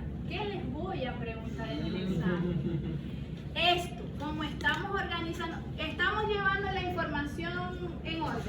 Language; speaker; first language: Spanish; native; Spanish